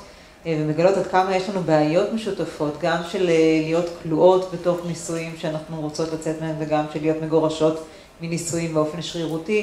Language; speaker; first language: Hebrew; native; Hebrew